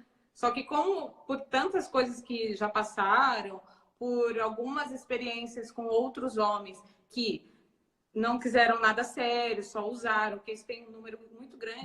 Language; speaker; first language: Portuguese; native; Portuguese